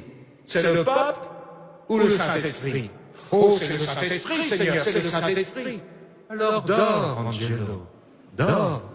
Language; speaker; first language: French; native; French